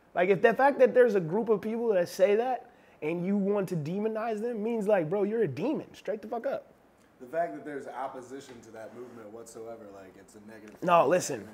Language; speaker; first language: English; native; English